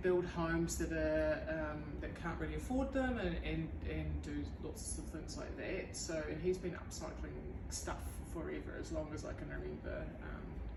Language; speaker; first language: English; native; English